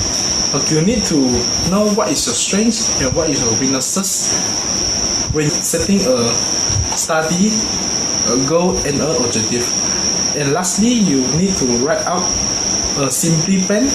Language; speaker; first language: English; non-native, learner; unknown